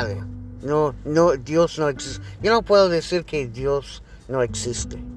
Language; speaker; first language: Spanish; early bilingual, heritage; English